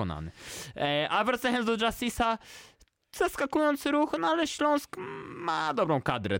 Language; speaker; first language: Polish; native; Polish